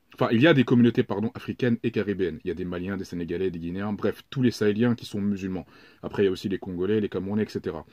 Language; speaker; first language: French; native; French